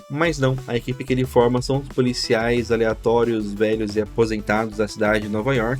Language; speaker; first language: Portuguese; native; Portuguese